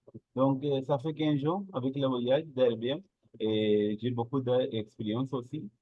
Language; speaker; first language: French; non-native, learner; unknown